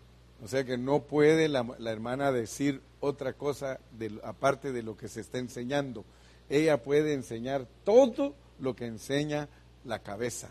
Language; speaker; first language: Spanish; native; Spanish